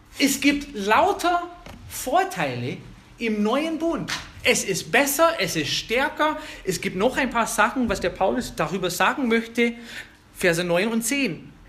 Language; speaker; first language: German; non-native, fluent; English